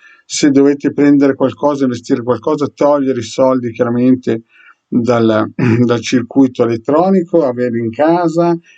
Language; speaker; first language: Italian; native; Italian